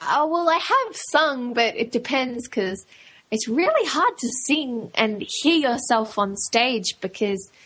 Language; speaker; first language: English; native; English